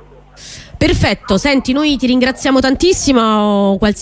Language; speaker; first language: Italian; native; Italian